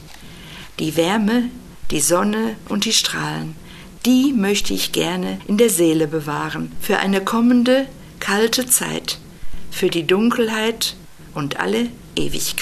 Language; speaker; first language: German; native; German